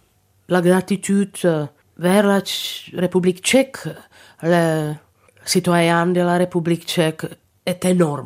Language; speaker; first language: French; non-native, fluent; Czech